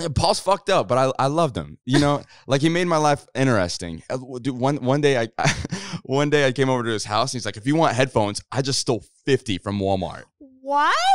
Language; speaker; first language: English; native; English